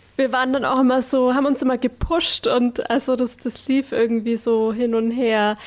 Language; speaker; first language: German; native; German